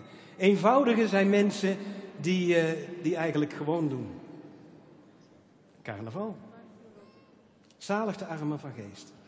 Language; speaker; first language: Dutch; native; Dutch